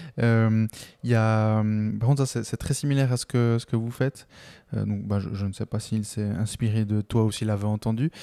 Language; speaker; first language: French; early bilingual, other home language; Spanish